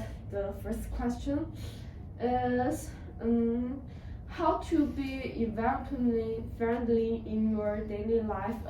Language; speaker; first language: English; non-native, learner; Chinese